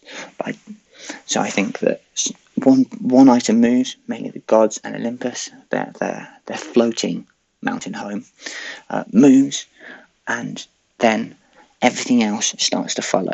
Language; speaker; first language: English; native; English